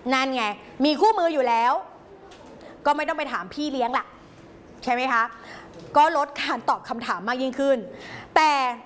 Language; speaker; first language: Thai; native; Thai